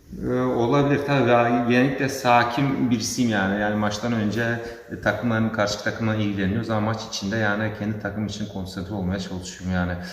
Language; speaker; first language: Turkish; early bilingual, heritage; Turkish